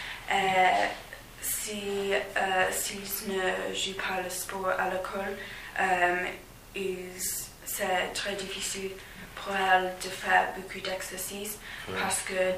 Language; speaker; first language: French; non-native, learner; English